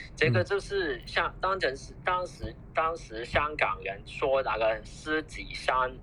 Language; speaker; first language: Chinese; non-native, fluent; Cantonese